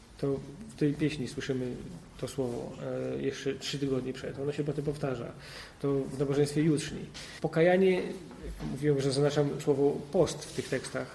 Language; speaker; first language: Polish; native; Polish